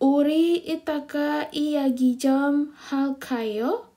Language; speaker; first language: Korean; non-native, fluent; Indonesian